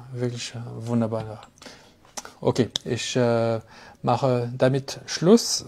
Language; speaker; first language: German; non-native, fluent; French